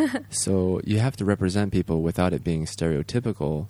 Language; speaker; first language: English; native; English